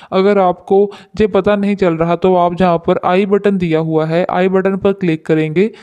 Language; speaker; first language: Hindi; non-native, local second language; Punjabi